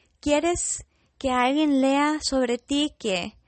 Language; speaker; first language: Spanish; non-native, fluent; English